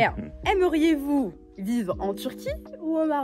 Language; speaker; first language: French; early bilingual, other home language; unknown